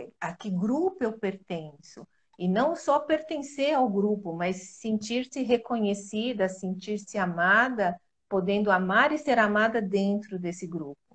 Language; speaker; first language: Portuguese; native; Portuguese